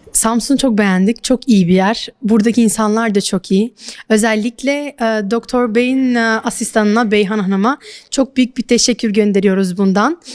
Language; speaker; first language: Turkish; non-native, fluent; Albanian